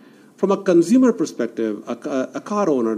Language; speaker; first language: English; non-native, local second language; Kannada